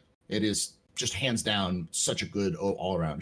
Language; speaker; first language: English; native; English